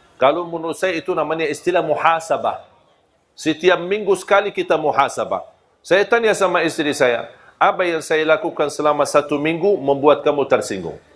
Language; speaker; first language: Malay; non-native, fluent; Arabic